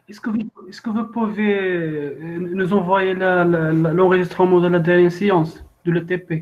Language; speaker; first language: French; non-native, local second language; Arabic